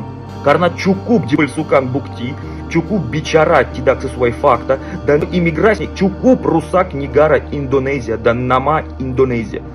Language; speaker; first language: Indonesian; non-native, fluent; Russian